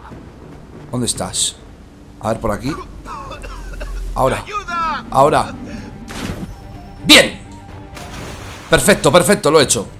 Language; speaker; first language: Spanish; native; Spanish